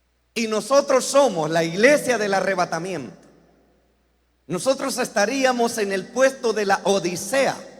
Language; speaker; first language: Spanish; native; Spanish